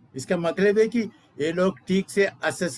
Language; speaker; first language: Hindi; non-native, local second language; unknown